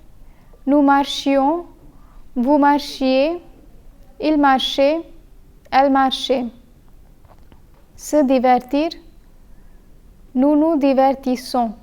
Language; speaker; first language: French; non-native, fluent; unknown